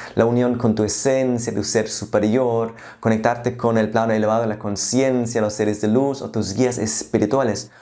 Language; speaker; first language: Spanish; non-native, fluent; German